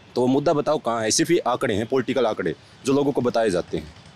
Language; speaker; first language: Hindi; native; Hindi